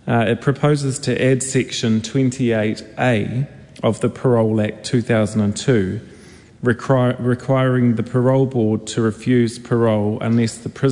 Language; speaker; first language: English; native; English